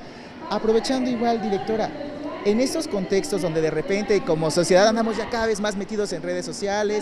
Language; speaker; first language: Spanish; native; Spanish